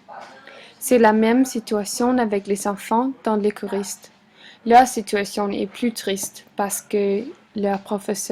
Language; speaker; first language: French; non-native, learner; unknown